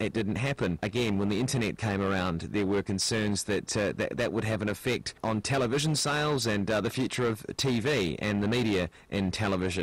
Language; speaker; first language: English; native; English